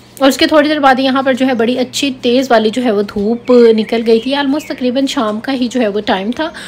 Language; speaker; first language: Urdu; native; Urdu